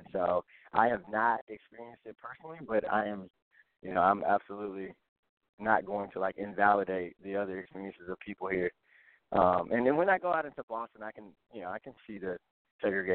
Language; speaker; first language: English; native; English